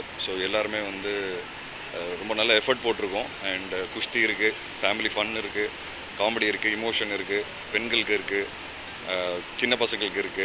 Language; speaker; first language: Tamil; native; Tamil